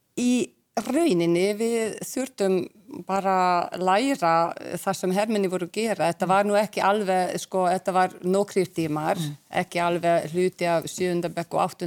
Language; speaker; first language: Icelandic; non-native, fluent; Hungarian